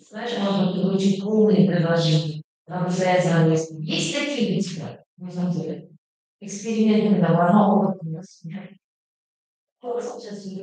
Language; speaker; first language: Russian; non-native, local second language; Kazakh